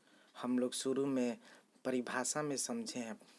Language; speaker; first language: Hindi; native; Hindi